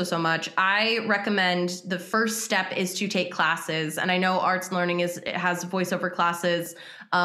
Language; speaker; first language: English; native; English